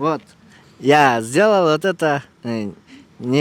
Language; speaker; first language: Russian; non-native, local second language; Kyrgyz